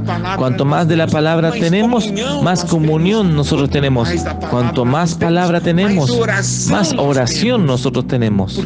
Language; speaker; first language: Spanish; non-native, fluent; Portuguese